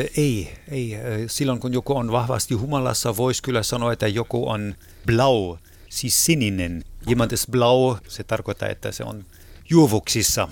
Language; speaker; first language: Finnish; non-native, fluent; German